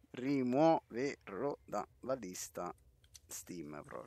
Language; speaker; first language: Italian; native; Italian